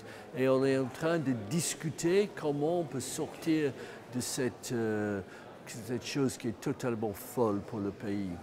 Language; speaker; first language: French; non-native, fluent; English